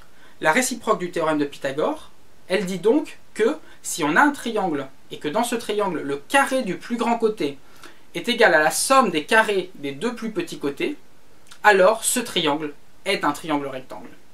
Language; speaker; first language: French; native; French